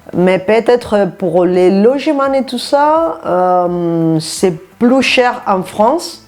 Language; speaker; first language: French; non-native, fluent; Spanish